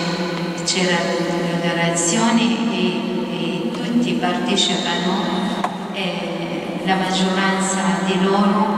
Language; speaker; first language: Italian; non-native, fluent; Arabic